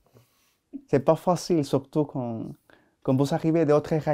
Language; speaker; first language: French; non-native, learner; Spanish